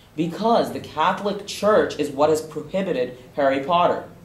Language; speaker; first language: English; native; English